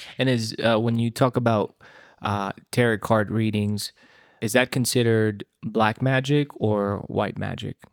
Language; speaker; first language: English; native; English